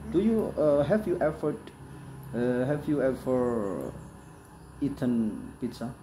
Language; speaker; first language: English; non-native, learner; Indonesian